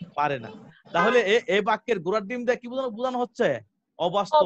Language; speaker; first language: Bangla; native; Bangla